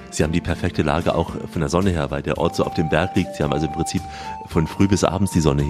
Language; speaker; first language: German; native; German